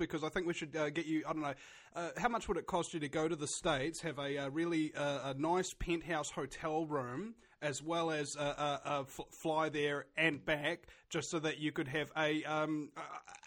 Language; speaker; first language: English; native; English